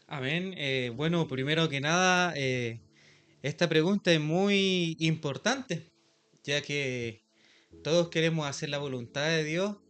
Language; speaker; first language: Spanish; native; Spanish